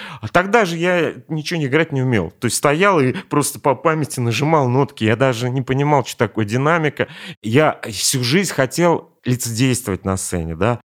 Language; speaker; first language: Russian; native; Russian